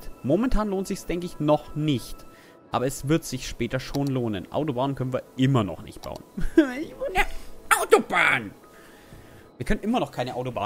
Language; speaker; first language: German; native; German